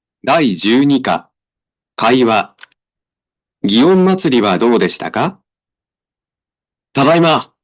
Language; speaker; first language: Japanese; non-native, learner; Indonesian